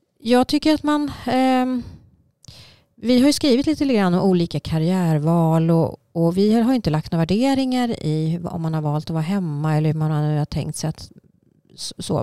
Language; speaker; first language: Swedish; native; Swedish